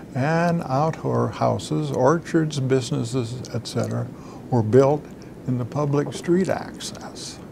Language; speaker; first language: English; native; English